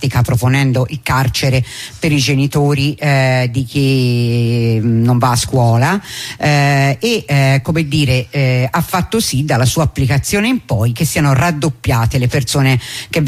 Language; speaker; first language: Italian; native; Italian